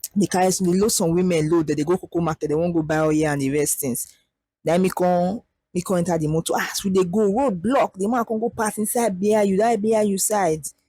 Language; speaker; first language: Nigerian Pidgin; native; Nigerian Pidgin